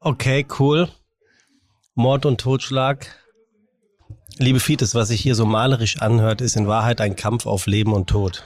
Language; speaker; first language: German; native; German